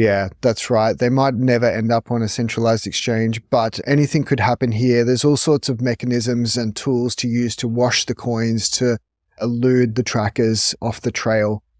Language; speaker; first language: English; native; English